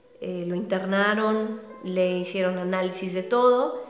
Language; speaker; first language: Spanish; native; Spanish